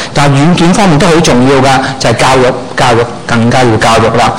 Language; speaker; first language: Cantonese; native; Cantonese